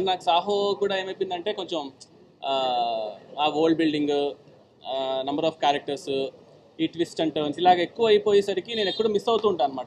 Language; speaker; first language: Telugu; native; Telugu